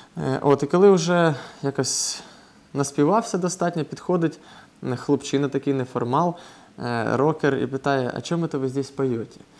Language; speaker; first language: Ukrainian; non-native, local second language; Russian